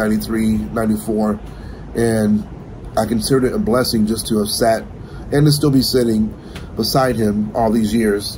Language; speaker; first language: English; native; English